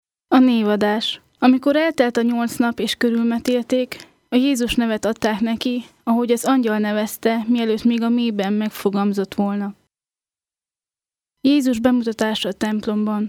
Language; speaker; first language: Hungarian; native; Hungarian